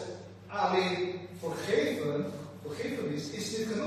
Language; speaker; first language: Dutch; non-native, fluent; Indonesian